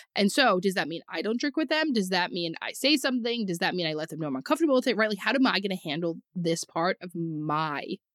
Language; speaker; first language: English; native; English